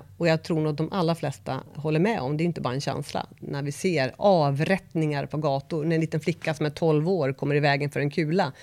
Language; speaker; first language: Swedish; native; Swedish